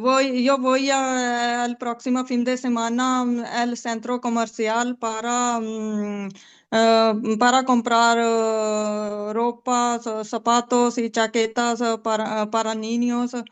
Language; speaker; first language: Spanish; non-native, learner; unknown